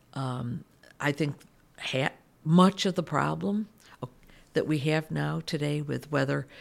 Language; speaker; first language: English; native; English